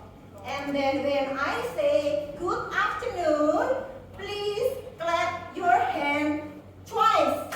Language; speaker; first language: English; non-native, fluent; Indonesian